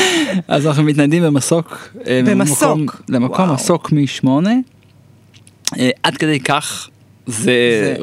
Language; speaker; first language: Hebrew; native; Hebrew